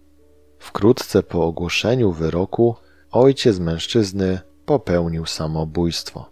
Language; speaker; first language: Polish; native; Polish